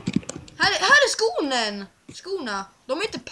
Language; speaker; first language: Swedish; native; Swedish